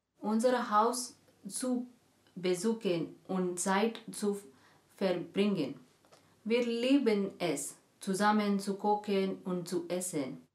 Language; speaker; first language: German; non-native, learner; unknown